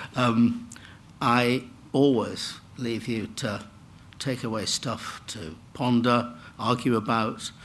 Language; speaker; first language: English; native; English